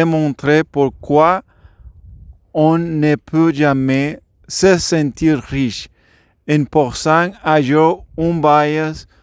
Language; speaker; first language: French; non-native, learner; Spanish